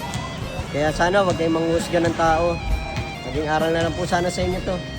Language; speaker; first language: Filipino; native; Filipino